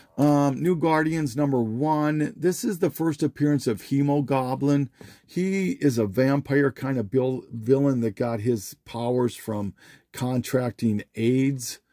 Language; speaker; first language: English; native; English